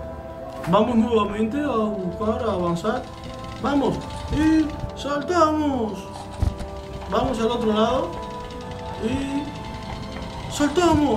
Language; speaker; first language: Spanish; native; Spanish